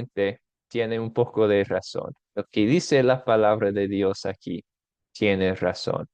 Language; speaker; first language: Spanish; non-native, fluent; English